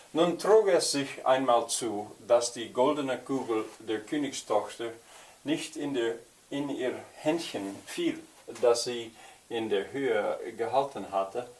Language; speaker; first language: German; non-native, learner; English